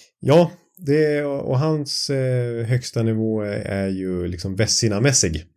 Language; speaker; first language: Swedish; native; Swedish